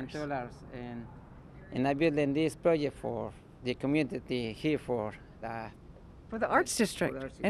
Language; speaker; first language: English; non-native, learner; Spanish